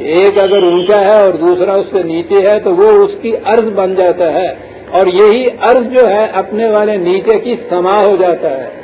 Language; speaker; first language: Urdu; native; Urdu